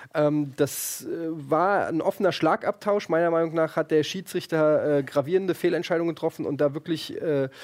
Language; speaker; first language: German; native; German